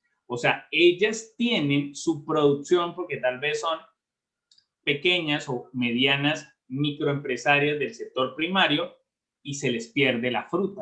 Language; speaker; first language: Spanish; native; Spanish